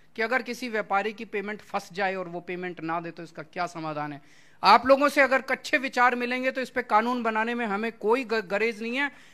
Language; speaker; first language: Hindi; native; Hindi